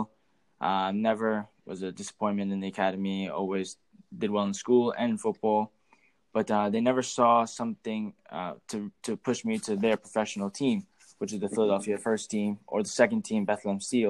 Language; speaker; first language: English; native; English